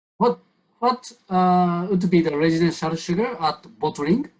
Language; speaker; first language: English; non-native, learner; Japanese